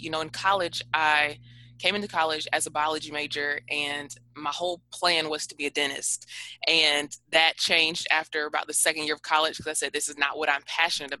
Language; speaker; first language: English; native; English